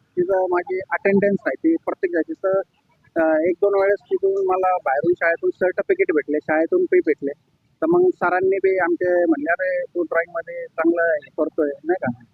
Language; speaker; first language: Marathi; native; Marathi